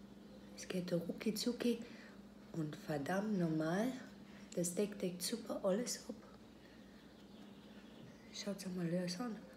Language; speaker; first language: German; non-native, fluent; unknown